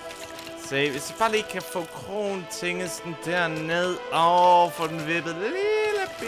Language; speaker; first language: Danish; native; Danish